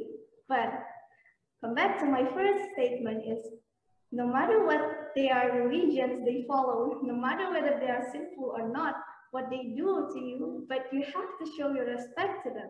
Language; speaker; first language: English; non-native, learner; Indonesian